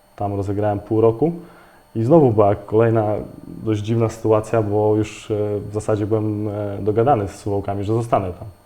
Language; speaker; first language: Polish; native; Polish